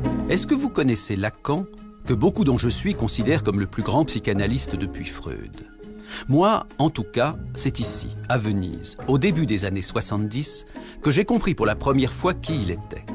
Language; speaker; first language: French; native; French